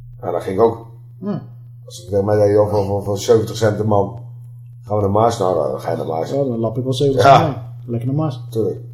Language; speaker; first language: Dutch; native; Dutch